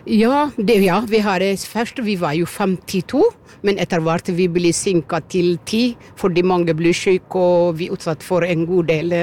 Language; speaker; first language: Norwegian; non-native, learner; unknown